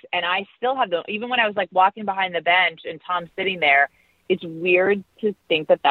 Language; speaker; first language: English; native; English